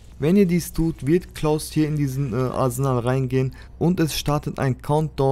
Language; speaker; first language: German; native; German